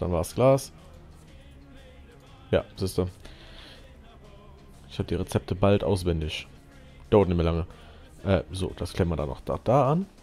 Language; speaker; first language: German; native; German